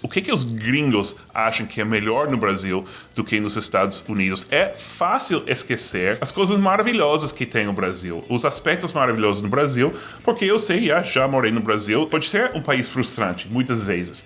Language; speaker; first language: Portuguese; non-native, fluent; English